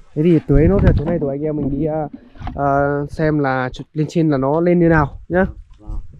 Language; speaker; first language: Vietnamese; native; Vietnamese